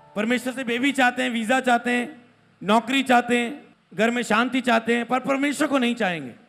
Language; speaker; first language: Hindi; non-native, local second language; Punjabi